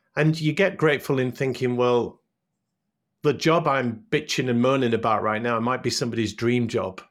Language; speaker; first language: English; native; English